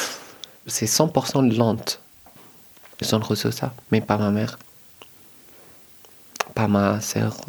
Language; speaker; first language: French; non-native, learner; Arabic